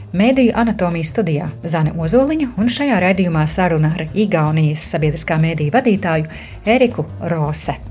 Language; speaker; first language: Latvian; native; Latvian